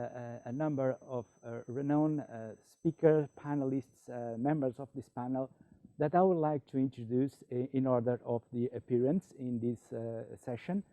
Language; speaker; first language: English; non-native, fluent; Portuguese